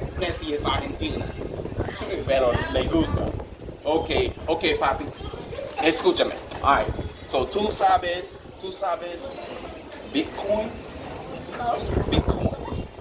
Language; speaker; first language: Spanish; non-native, learner; English